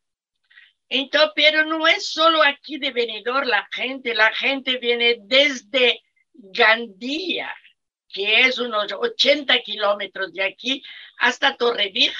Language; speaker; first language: Spanish; non-native, fluent; Portuguese